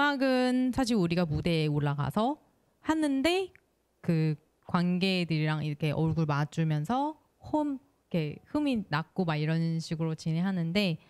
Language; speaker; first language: Korean; non-native, fluent; Chinese